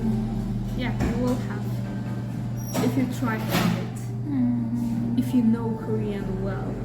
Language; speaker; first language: English; non-native, learner; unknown